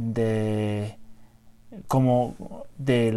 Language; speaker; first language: Spanish; non-native, learner; English